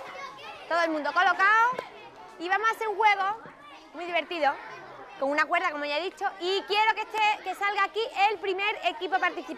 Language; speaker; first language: Spanish; native; Spanish